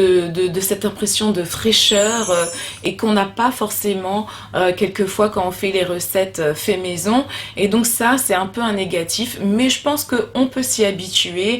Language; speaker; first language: French; native; French